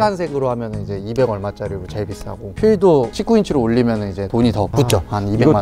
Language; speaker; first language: Korean; native; Korean